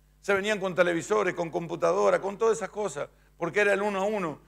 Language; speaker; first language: Spanish; native; Spanish